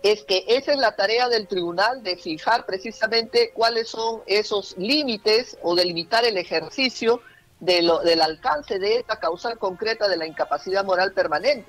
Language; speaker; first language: Spanish; native; Spanish